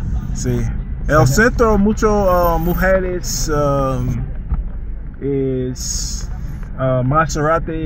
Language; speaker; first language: Spanish; non-native, learner; English